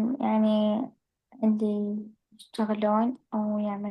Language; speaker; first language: Arabic; native; Arabic